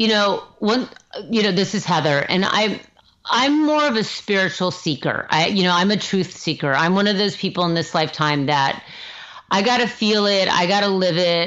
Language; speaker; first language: English; native; English